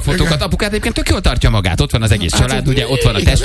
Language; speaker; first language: Hungarian; native; Hungarian